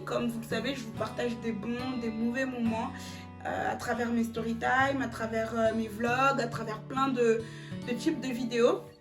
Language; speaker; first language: French; early bilingual, other home language; Lingala